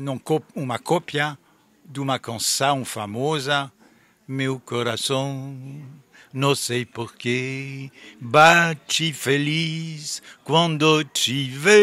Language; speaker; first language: Portuguese; non-native, fluent; French